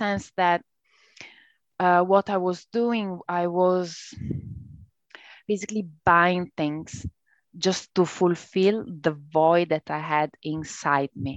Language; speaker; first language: English; non-native, fluent; Italian